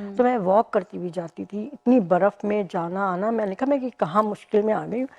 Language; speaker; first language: Urdu; native; Urdu